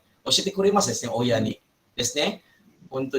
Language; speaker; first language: Japanese; non-native, fluent; Malay